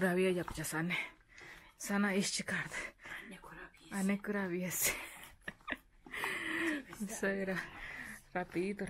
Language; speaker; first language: Turkish; non-native, learner; Spanish